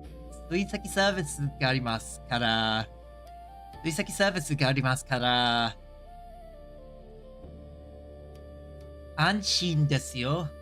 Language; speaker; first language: Japanese; non-native, learner; English